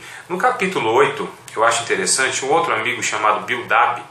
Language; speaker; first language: Portuguese; native; Portuguese